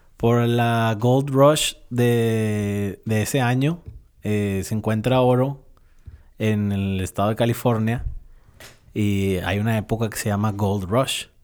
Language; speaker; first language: Spanish; native; Spanish